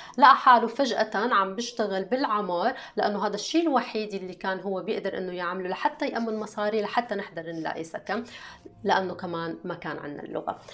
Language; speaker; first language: Arabic; native; Arabic